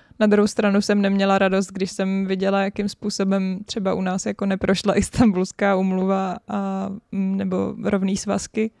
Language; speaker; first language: Czech; native; Czech